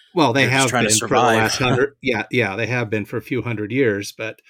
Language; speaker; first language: English; native; English